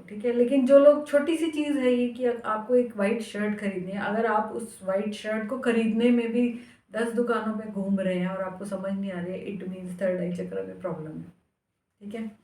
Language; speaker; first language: Hindi; native; Hindi